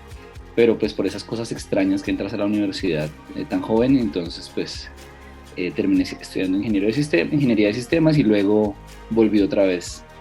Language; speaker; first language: Spanish; native; Spanish